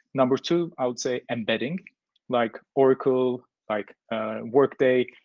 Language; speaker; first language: English; non-native, fluent; Turkish